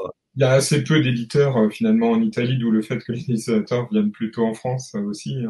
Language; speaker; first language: French; native; French